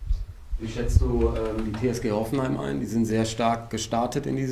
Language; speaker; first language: German; native; German